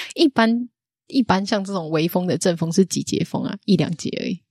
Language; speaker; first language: Chinese; non-native, fluent; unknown